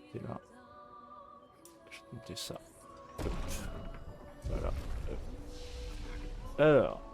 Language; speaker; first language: French; native; French